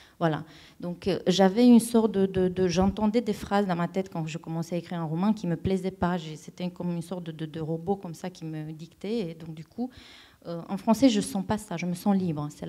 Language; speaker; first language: French; non-native, fluent; Romanian